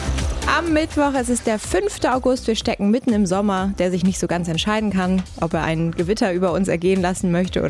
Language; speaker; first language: German; native; German